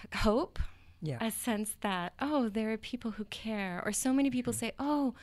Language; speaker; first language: English; native; English